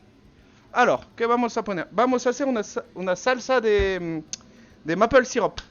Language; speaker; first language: Spanish; non-native, learner; French